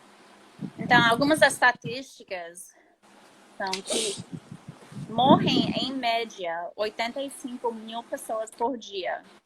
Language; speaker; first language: Portuguese; non-native, fluent; English